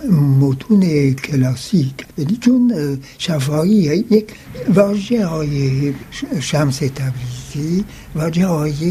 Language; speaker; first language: Persian; non-native, fluent; French